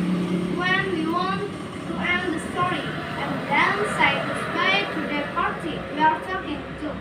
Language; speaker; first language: English; non-native, learner; Indonesian